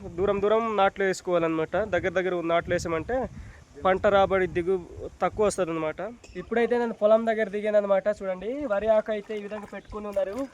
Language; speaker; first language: Telugu; non-native, local second language; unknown